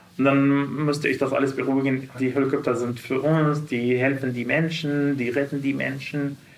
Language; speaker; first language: German; non-native, fluent; Arabic